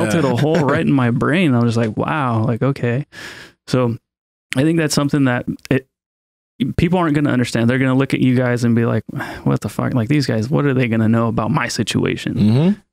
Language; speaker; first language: English; native; English